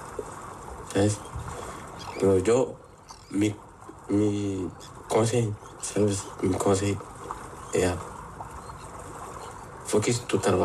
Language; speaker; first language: Spanish; non-native, learner; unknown